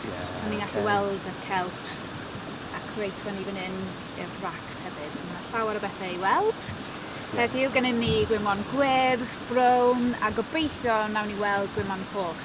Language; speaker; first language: Welsh; non-native, fluent; English